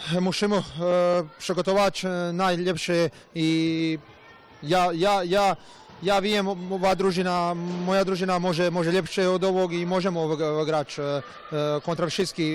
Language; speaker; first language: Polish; non-native, learner; Croatian